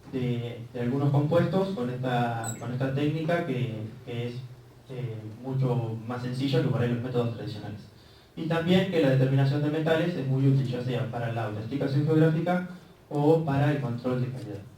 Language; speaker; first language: Spanish; native; Spanish